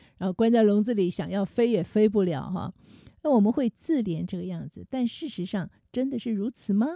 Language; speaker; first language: Chinese; native; Chinese